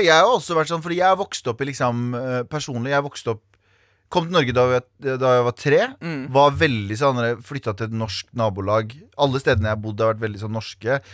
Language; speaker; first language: Norwegian; early bilingual, other home language; Kurdish